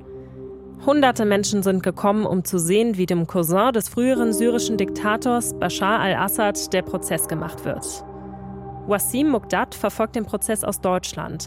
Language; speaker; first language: German; native; German